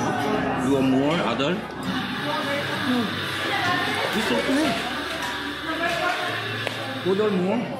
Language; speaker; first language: English; non-native, learner; Korean